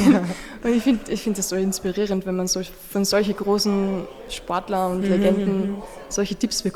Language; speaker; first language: German; native; German